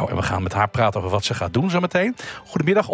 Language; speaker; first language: Dutch; native; Dutch